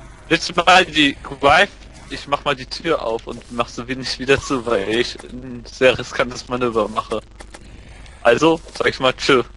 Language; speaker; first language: German; native; German